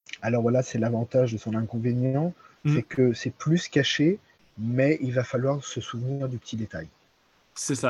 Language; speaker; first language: French; native; French